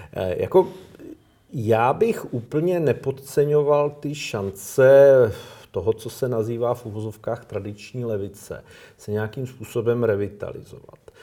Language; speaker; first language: Czech; native; Czech